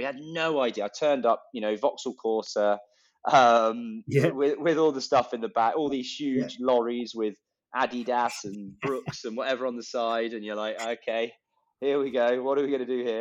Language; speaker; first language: English; native; English